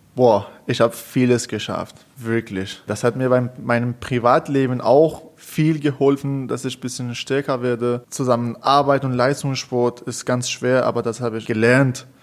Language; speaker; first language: German; non-native, learner; Persian